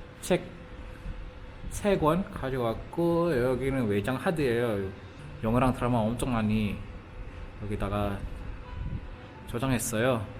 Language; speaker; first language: Korean; non-native, fluent; Malay